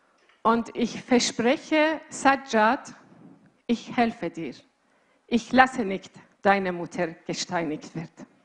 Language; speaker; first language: German; non-native, learner; Persian